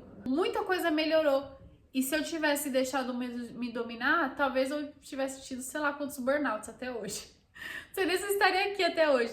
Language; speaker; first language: Portuguese; native; Portuguese